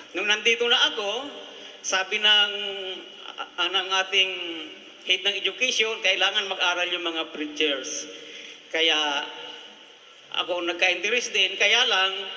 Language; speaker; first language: Filipino; non-native, local second language; Bikol